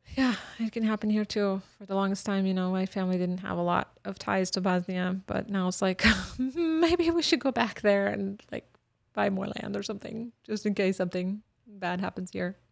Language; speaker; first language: English; early bilingual, other home language; Bosnian